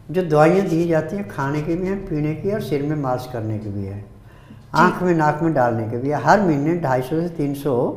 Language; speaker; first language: Hindi; native; Hindi